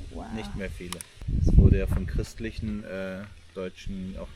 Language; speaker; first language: German; early bilingual, other home language; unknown